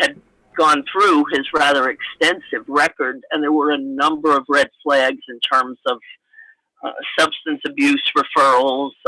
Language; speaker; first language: English; native; English